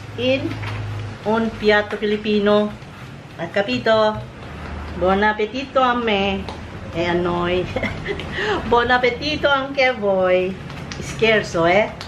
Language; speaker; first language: Italian; non-native, fluent; Filipino